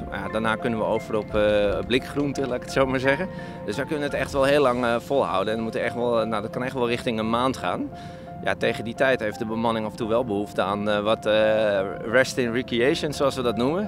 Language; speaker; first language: Dutch; native; Dutch